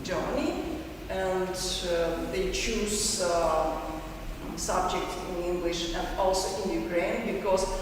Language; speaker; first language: English; non-native, learner; Ukrainian